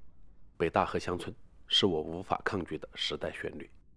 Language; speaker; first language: Chinese; native; Chinese